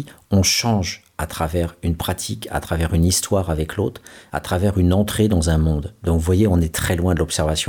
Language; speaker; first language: French; native; French